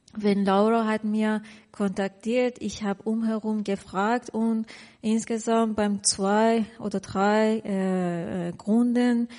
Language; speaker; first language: German; non-native, learner; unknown